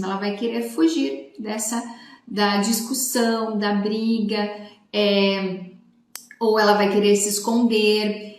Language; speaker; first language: Portuguese; native; Portuguese